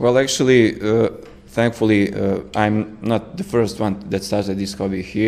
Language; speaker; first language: English; non-native, fluent; Serbian